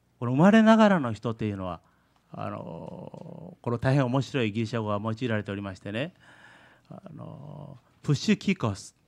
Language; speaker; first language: Japanese; early bilingual, heritage; Japanese